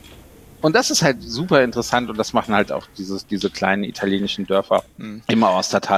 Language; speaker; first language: German; native; German